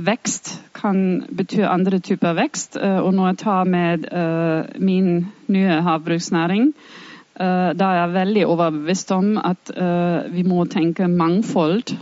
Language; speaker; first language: Norwegian; non-native, fluent; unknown